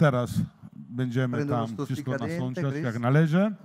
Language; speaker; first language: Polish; non-native, learner; Italian